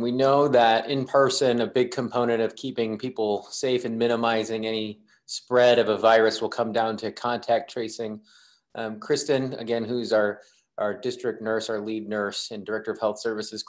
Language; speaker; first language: English; native; English